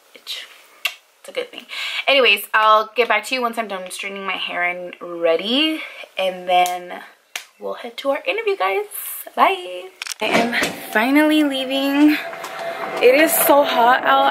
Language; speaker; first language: English; early bilingual, other home language; Spanish